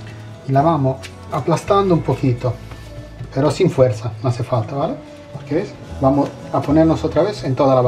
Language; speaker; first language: Spanish; non-native, fluent; Italian